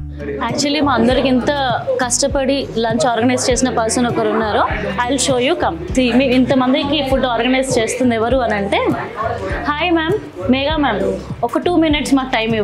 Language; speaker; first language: Telugu; native; Telugu